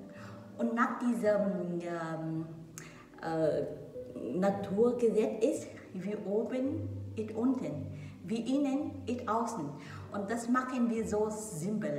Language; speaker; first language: German; non-native, learner; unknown